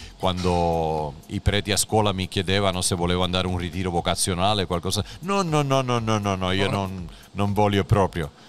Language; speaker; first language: Italian; non-native, fluent; Spanish